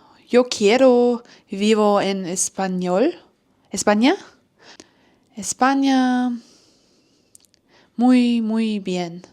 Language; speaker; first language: Spanish; non-native, learner; Turkish